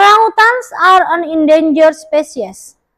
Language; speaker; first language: English; non-native, learner; Indonesian